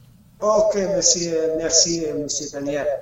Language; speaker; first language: French; non-native, learner; Arabic